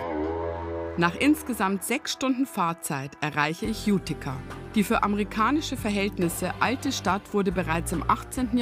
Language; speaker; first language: German; native; German